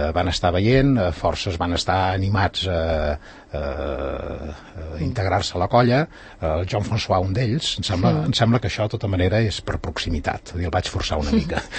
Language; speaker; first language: Catalan; native; Catalan